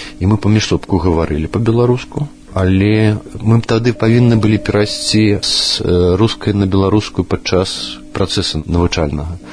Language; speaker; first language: Belarusian; non-native, local second language; Russian